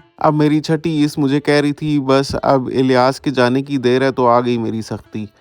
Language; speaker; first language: Urdu; native; Urdu